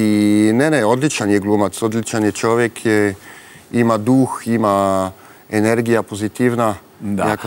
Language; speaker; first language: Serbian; early bilingual, heritage; French